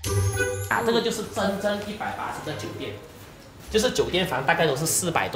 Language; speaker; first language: Chinese; native; Chinese